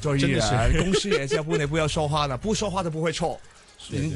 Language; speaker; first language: Chinese; non-native, learner; Cantonese